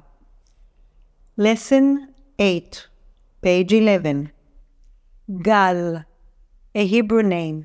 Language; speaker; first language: English; non-native, fluent; Hebrew